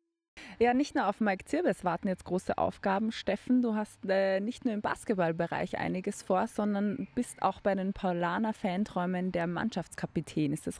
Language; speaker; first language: German; native; German